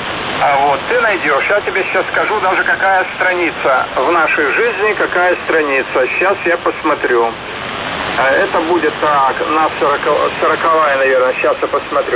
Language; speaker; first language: Russian; native; Russian